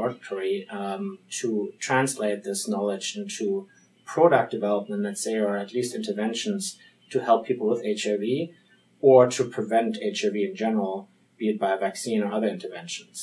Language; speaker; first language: English; non-native, fluent; German